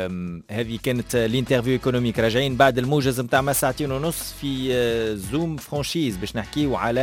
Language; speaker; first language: Arabic; native; Arabic